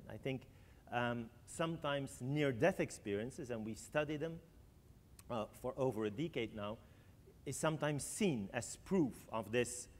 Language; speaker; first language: English; non-native, fluent; French